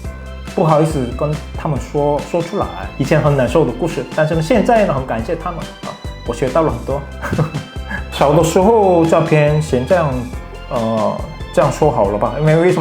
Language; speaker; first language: Chinese; non-native, fluent; Korean